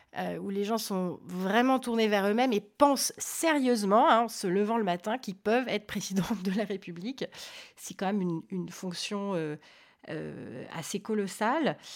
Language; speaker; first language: French; native; French